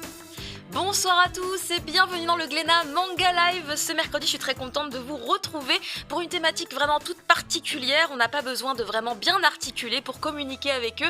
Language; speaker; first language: French; native; French